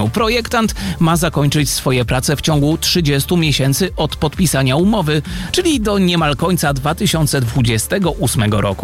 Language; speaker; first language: Polish; native; Polish